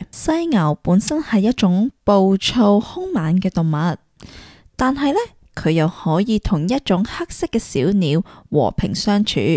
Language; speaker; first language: Cantonese; early bilingual, heritage; Cantonese